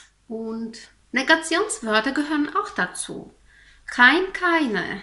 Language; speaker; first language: German; non-native, fluent; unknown